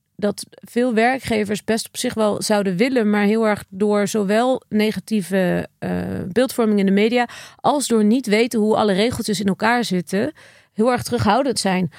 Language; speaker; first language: Dutch; native; Dutch